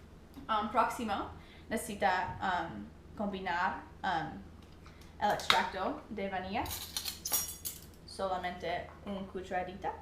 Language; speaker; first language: Spanish; non-native, learner; English